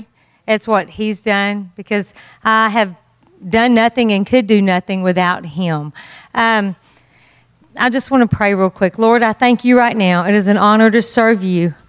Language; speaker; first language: English; native; English